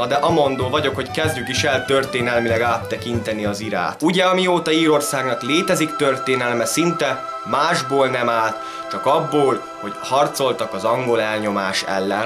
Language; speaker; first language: Hungarian; native; Hungarian